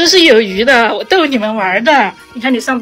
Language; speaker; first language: Chinese; native; Chinese